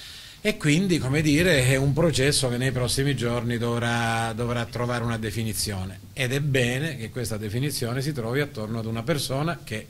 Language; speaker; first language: Italian; native; Italian